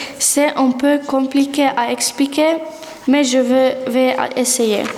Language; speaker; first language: French; non-native, learner; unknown